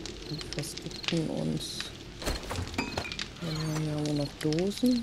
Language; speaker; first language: German; native; German